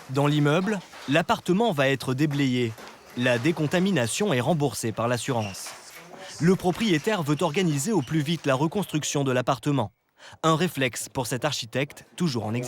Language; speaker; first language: French; native; French